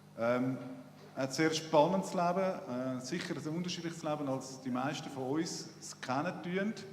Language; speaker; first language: German; native; German